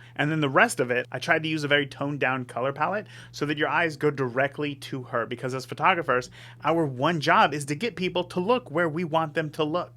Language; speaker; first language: English; native; English